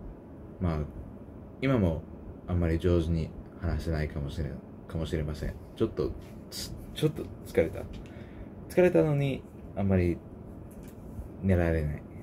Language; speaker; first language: Japanese; non-native, learner; English